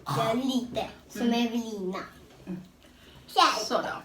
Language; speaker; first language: Swedish; early bilingual, other home language; Thai